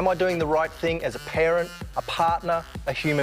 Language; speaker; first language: English; native; English